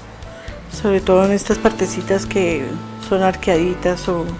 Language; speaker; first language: Spanish; native; Spanish